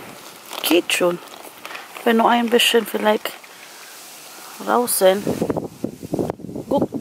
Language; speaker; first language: German; non-native, learner; Filipino